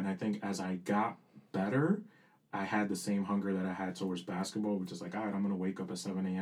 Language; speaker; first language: English; early bilingual, other home language; Spanish